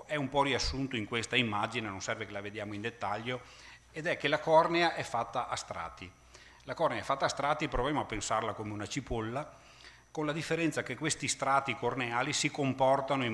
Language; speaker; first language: Italian; native; Italian